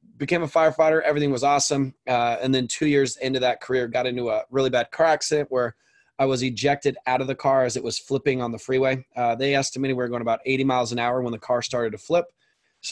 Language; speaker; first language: English; native; English